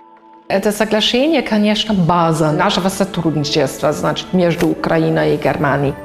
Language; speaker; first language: Russian; non-native, fluent; German